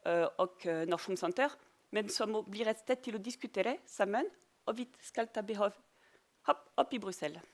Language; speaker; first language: Norwegian; non-native, fluent; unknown